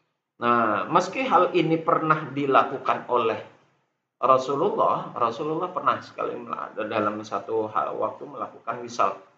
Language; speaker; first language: Indonesian; native; Indonesian